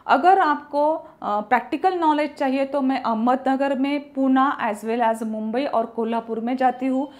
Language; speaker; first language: Hindi; non-native, local second language; Marathi